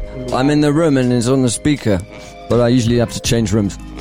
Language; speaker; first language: English; native; English